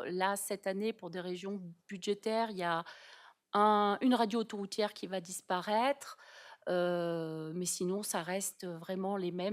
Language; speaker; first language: French; native; French